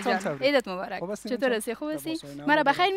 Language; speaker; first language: Persian; native; Persian